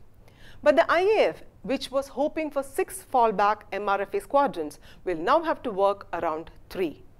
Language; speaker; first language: English; non-native, local second language; Malayalam